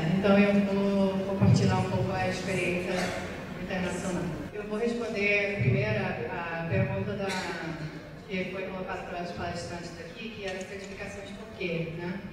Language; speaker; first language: Portuguese; non-native, fluent; English